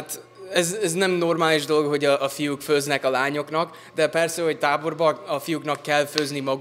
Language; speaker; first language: Hungarian; early bilingual, heritage; English